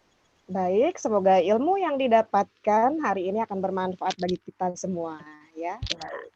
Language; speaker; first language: Indonesian; native; Indonesian